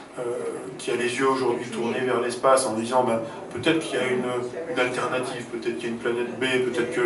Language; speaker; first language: French; native; French